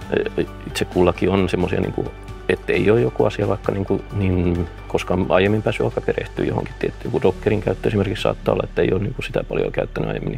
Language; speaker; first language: Finnish; native; Finnish